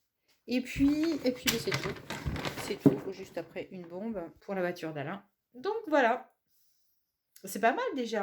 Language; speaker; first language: French; native; French